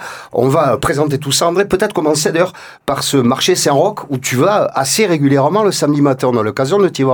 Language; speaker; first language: French; native; French